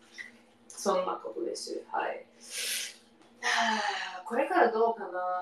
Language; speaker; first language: Japanese; non-native, learner; English